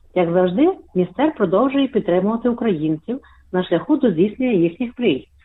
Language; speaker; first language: Ukrainian; early bilingual, heritage; Ukrainian